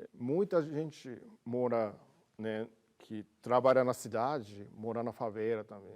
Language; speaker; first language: Portuguese; non-native, learner; Japanese